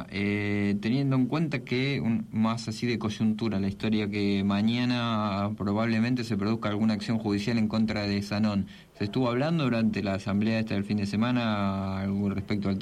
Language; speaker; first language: Spanish; native; Spanish